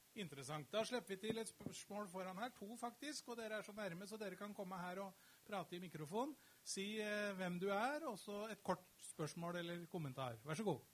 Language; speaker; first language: Norwegian; native; Norwegian